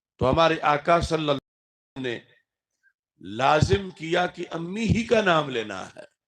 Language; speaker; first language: Urdu; non-native, local second language; Punjabi